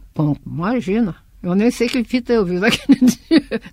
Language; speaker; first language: Portuguese; early bilingual, other home language; Russian